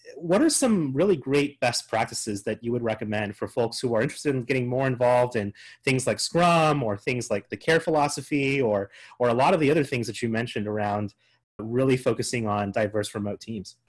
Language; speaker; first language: English; native; English